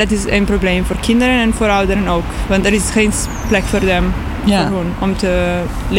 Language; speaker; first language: Dutch; non-native, learner; Italian